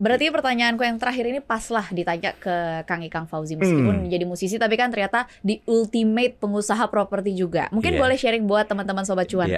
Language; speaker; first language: Indonesian; native; Indonesian